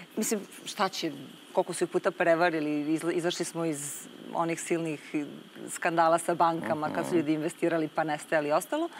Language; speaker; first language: Serbian; native; Serbian